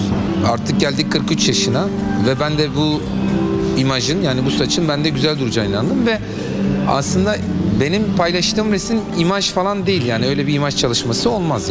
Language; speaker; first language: Turkish; native; Turkish